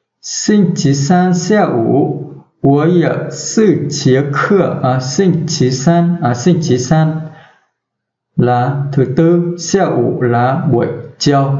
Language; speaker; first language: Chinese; non-native, fluent; Vietnamese